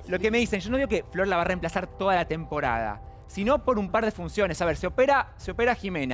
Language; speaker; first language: Spanish; native; Spanish